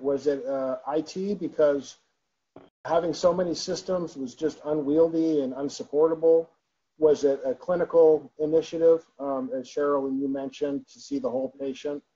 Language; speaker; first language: English; native; English